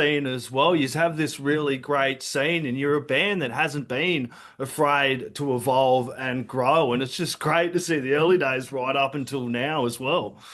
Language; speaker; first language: English; native; English